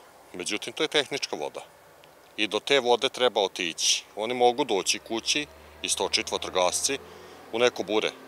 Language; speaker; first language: Serbian; native; Serbian